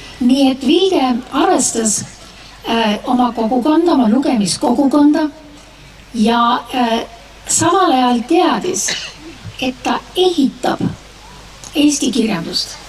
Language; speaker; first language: Estonian; early bilingual, heritage; Estonian